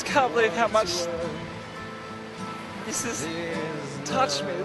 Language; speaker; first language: English; native; English